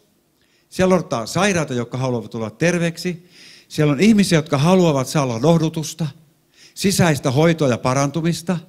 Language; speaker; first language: Finnish; non-native, fluent; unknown